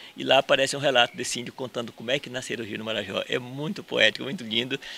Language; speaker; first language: Portuguese; native; Portuguese